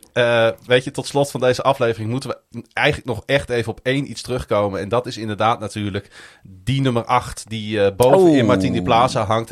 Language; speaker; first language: Dutch; native; Dutch